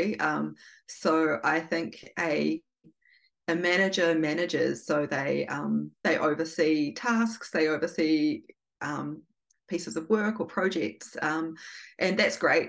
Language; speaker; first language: English; native; English